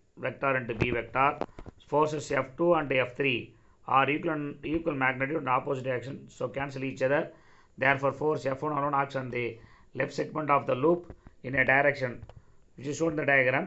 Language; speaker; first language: English; non-native, local second language; Tamil